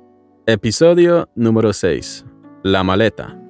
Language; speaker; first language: Spanish; non-native, learner; English